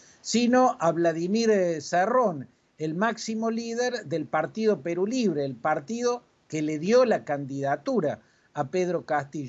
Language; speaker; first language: Spanish; native; Spanish